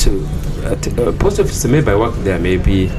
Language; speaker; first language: English; non-native, local second language; Kinyarwanda